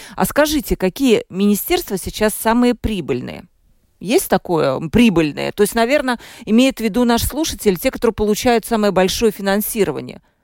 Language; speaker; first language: Russian; native; Russian